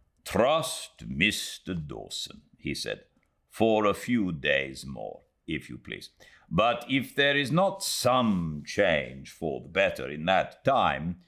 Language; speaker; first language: English; native; English